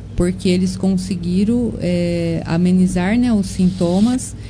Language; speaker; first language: Portuguese; native; Portuguese